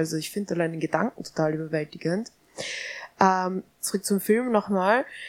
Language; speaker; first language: German; native; German